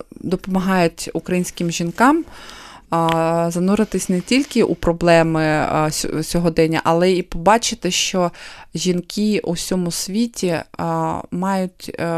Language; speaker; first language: Ukrainian; non-native, local second language; Russian